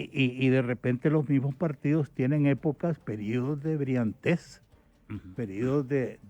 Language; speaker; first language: Spanish; native; Spanish